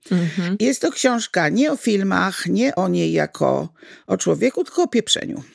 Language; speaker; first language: Polish; native; Polish